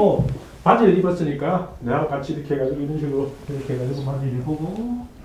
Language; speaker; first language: Korean; native; Korean